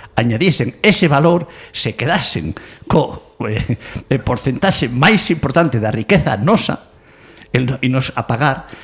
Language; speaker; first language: Galician; non-native, local second language; Spanish